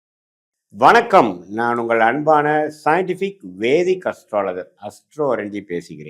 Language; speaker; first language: Tamil; native; Tamil